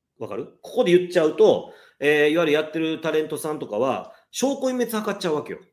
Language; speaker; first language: Japanese; native; Japanese